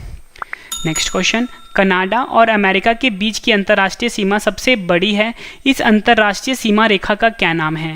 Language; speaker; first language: Hindi; native; Hindi